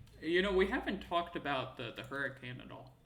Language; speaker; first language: English; native; English